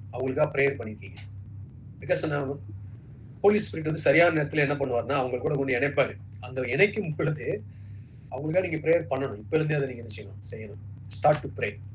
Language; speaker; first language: Tamil; native; Tamil